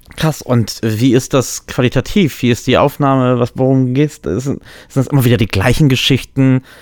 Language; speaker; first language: German; early bilingual, other home language; Polish